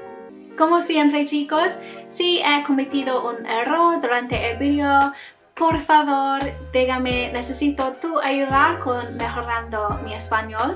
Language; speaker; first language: Spanish; non-native, learner; English